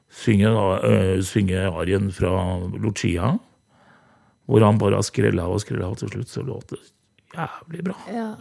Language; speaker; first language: Norwegian; native; Norwegian